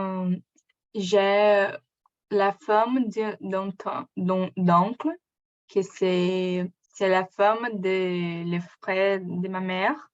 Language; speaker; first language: French; non-native, learner; Portuguese